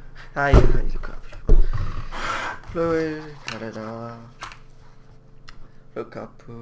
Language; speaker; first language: Japanese; non-native, learner; English